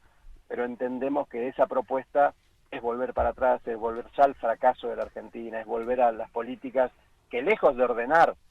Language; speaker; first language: Spanish; native; Spanish